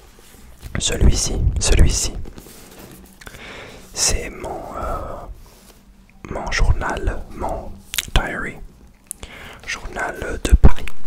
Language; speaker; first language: French; non-native, learner; English